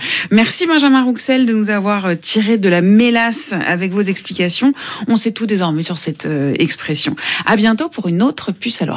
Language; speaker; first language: French; native; French